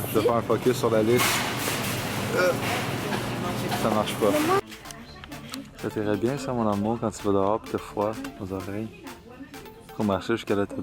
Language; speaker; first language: French; native; French